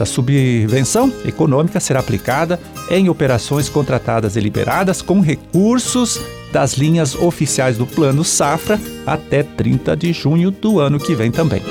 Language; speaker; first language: Portuguese; native; Portuguese